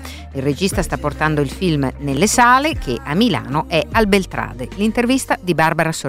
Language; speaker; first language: Italian; native; Italian